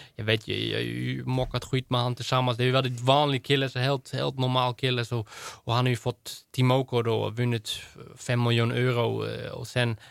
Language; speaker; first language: Swedish; non-native, fluent; Dutch